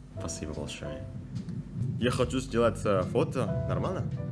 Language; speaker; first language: Russian; non-native, learner; Indonesian